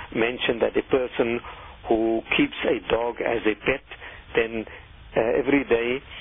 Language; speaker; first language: English; native; English